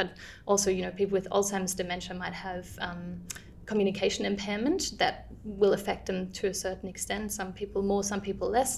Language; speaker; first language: English; non-native, fluent; German